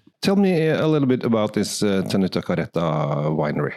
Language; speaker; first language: English; non-native, fluent; Norwegian